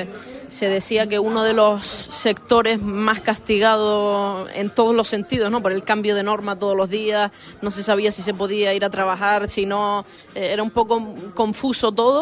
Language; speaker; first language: Spanish; native; Spanish